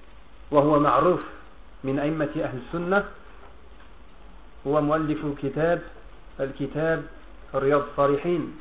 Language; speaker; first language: Arabic; non-native, fluent; French